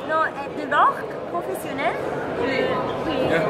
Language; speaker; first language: French; non-native, learner; German